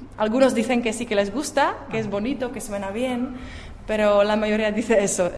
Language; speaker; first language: Spanish; non-native, fluent; Czech